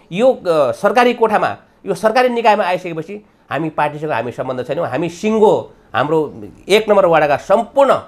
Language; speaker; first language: Nepali; native; Nepali